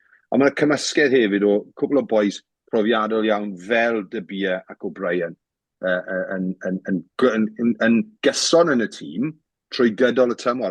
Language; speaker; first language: Welsh; native; Welsh